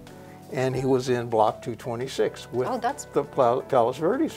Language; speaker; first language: English; native; English